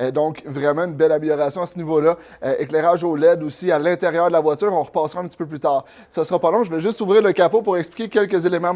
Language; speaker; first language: French; native; French